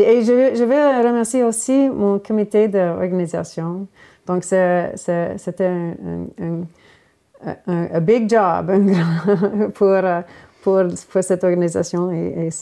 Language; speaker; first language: French; non-native, local second language; English